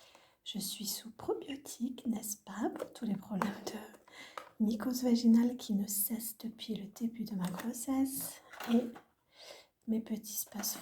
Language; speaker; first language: French; native; French